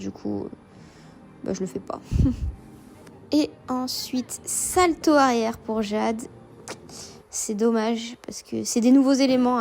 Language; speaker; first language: French; native; French